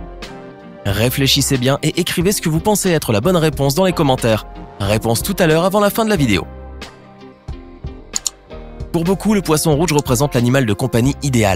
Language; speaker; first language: French; native; French